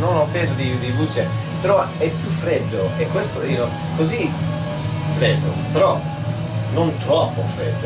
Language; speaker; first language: Italian; non-native, learner; English